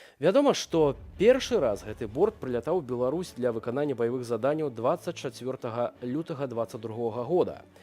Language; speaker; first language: Belarusian; native; Belarusian